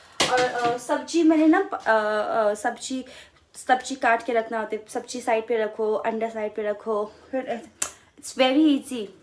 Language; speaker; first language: Hindi; non-native, local second language; Tibetan